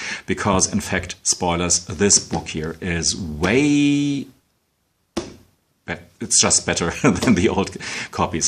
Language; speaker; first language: English; non-native, fluent; German